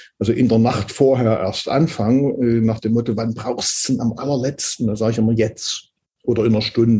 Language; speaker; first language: German; native; German